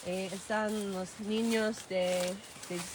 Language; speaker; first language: Spanish; non-native, learner; English